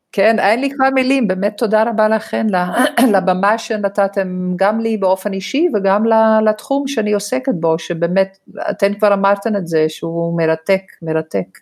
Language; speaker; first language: Hebrew; non-native, fluent; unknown